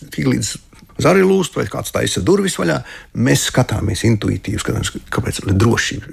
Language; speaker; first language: Latvian; non-native, local second language; Russian